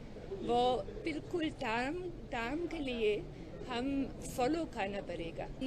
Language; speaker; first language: Hindi; non-native, learner; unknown